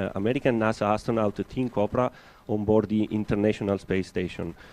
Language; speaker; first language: English; non-native, fluent; Italian